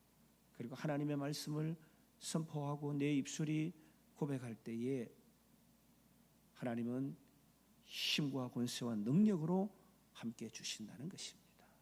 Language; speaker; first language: Korean; native; Korean